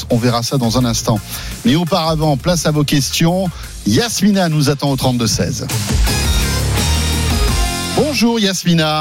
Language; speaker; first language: French; native; French